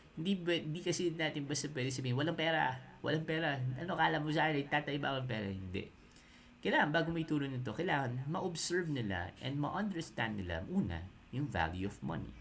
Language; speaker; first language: Filipino; native; Filipino